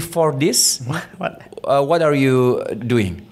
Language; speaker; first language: English; non-native, learner; Indonesian